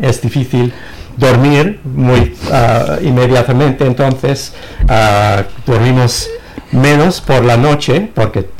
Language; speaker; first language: Spanish; non-native, fluent; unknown